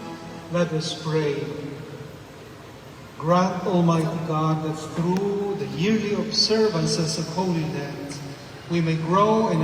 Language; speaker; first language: English; non-native, local second language; Filipino